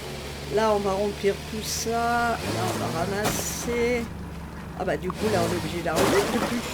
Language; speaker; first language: French; native; French